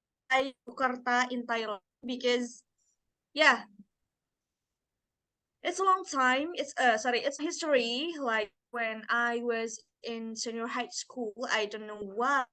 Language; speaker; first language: English; non-native, learner; Indonesian